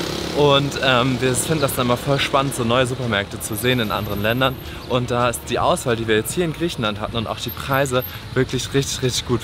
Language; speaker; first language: German; native; German